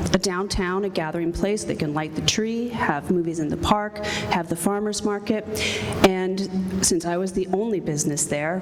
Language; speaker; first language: English; native; English